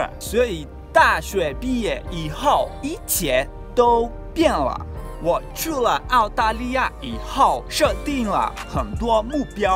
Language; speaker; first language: Chinese; non-native, fluent; Portuguese